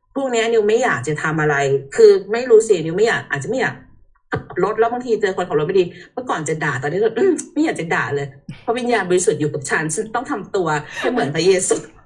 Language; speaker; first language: Thai; early bilingual, heritage; Thai